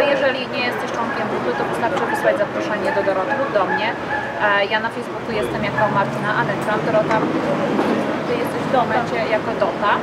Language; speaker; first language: Polish; native; Polish